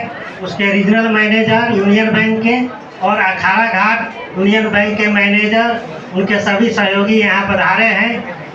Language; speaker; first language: Hindi; native; Hindi